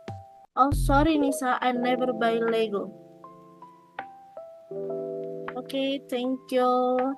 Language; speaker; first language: English; non-native, learner; Indonesian